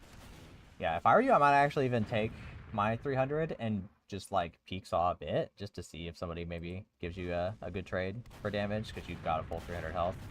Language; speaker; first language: English; native; English